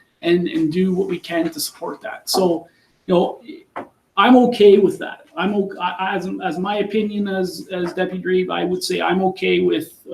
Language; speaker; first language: English; native; English